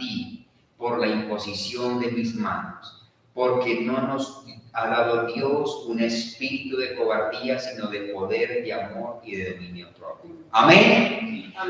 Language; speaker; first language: Spanish; native; Spanish